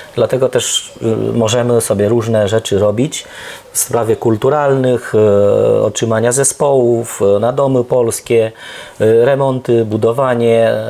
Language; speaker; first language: Polish; early bilingual, heritage; Polish